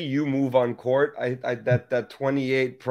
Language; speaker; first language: English; native; English